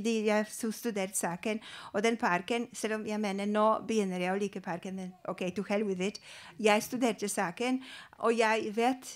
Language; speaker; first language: Norwegian; non-native, fluent; Polish